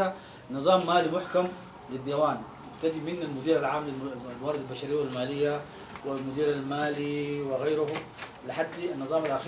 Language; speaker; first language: Arabic; native; Arabic